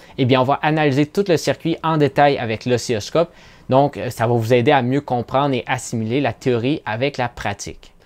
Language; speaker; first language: French; native; French